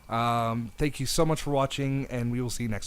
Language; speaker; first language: English; native; English